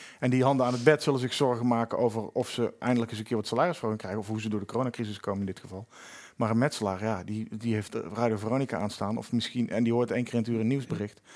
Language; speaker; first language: Dutch; native; Dutch